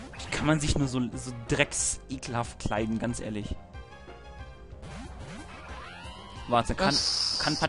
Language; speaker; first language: German; native; German